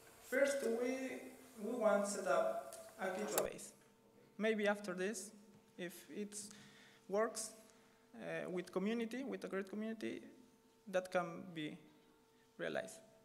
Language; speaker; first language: English; non-native, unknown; Spanish